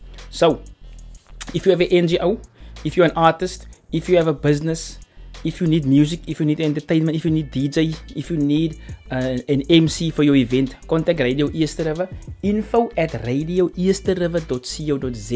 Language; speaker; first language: English; non-native, local second language; Afrikaans